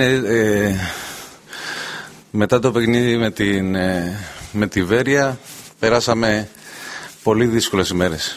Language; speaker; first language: Greek; non-native, fluent; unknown